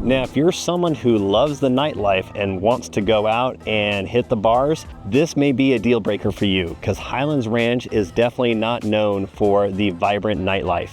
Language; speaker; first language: English; native; English